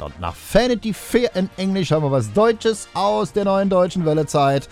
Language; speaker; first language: German; native; German